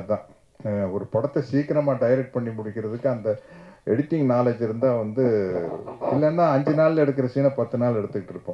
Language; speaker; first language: Tamil; native; Tamil